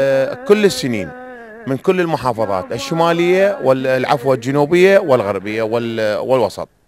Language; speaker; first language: Arabic; native; Arabic